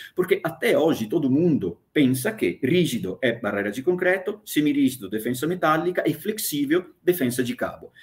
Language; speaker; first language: Portuguese; non-native, fluent; Italian